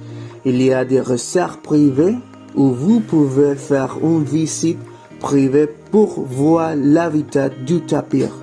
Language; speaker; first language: French; non-native, learner; Spanish